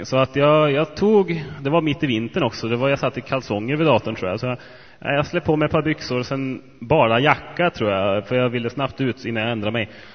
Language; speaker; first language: Swedish; native; Swedish